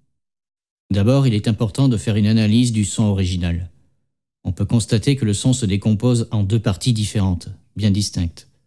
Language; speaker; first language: French; native; French